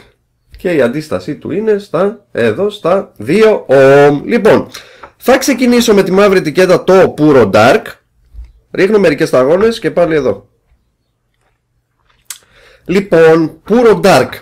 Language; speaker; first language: Greek; native; Greek